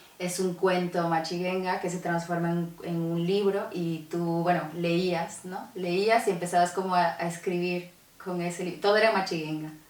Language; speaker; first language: Spanish; non-native, local second language; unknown